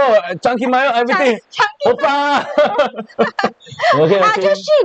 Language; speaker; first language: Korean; non-native, learner; English